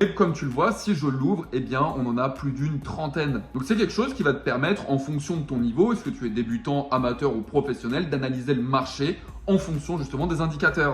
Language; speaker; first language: French; native; French